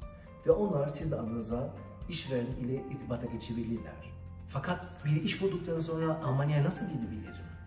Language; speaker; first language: Turkish; non-native, learner; German